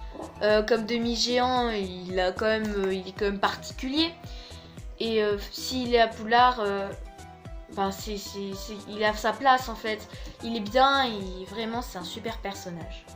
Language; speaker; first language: French; native; French